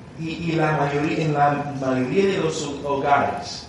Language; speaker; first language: Spanish; non-native, learner; English